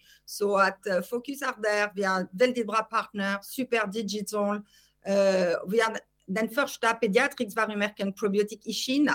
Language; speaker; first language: Swedish; non-native, fluent; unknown